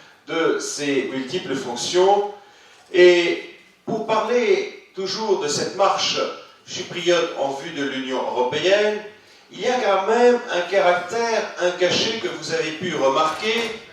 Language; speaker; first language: French; native; French